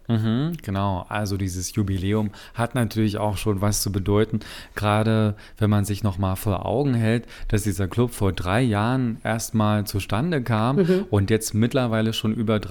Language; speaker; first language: German; native; German